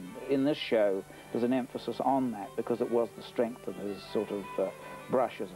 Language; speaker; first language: English; native; English